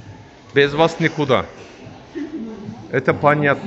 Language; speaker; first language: Russian; non-native, learner; Turkish